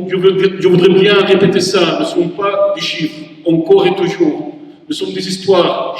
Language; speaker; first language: French; non-native, learner; Arabic